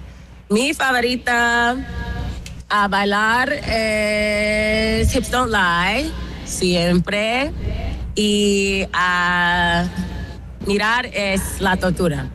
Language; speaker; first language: Spanish; non-native, learner; English